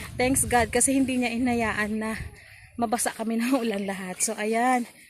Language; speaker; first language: Filipino; non-native, local second language; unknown